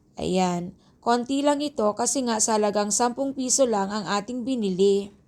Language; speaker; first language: Filipino; native; Filipino